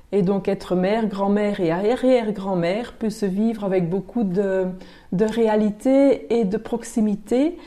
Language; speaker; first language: French; native; French